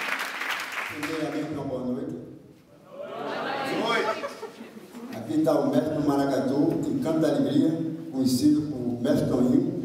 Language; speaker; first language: Portuguese; native; Portuguese